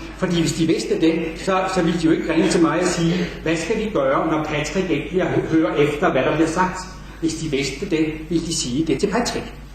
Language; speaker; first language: Danish; native; Danish